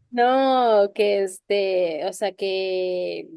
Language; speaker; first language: Spanish; early bilingual, heritage; Spanish